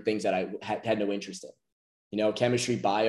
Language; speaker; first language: English; native; English